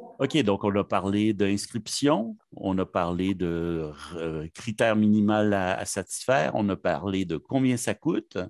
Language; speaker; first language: French; native; French